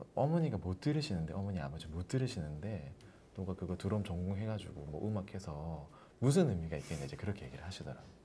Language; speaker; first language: Korean; native; Korean